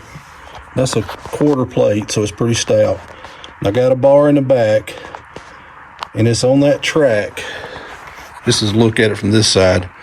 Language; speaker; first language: English; native; English